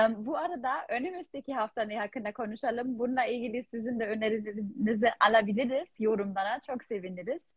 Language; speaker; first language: Turkish; non-native, fluent; German